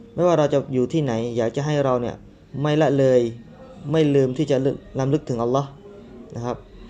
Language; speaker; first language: Thai; non-native, local second language; Malay